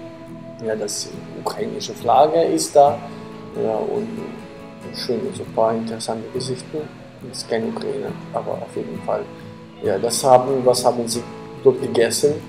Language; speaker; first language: German; non-native, fluent; Ukrainian